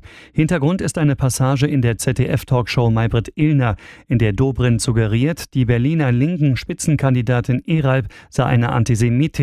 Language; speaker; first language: German; native; German